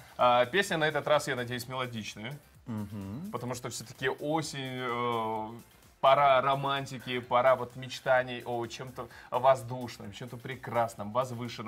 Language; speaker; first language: Russian; native; Russian